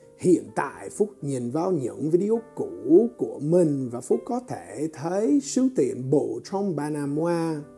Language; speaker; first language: Vietnamese; non-native, fluent; English